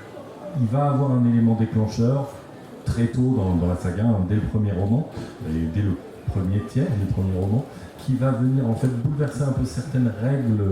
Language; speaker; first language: French; native; French